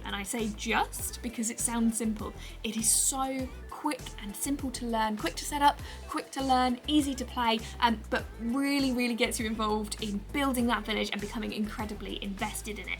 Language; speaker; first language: English; native; English